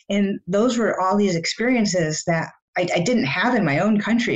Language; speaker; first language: English; native; English